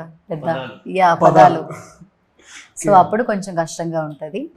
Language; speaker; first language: Telugu; non-native, learner; Malayalam